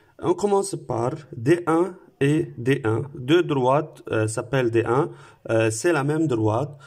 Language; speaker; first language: French; non-native, local second language; Arabic